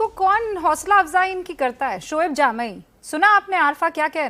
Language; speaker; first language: Hindi; native; Hindi